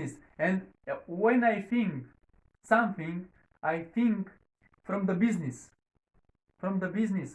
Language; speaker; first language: English; non-native, learner; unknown